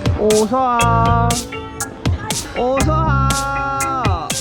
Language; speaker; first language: Korean; native; Korean